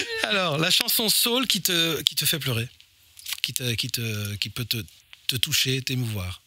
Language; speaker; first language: French; native; French